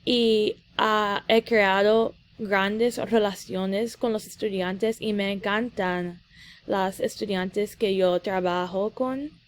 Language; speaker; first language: Spanish; early bilingual, heritage; English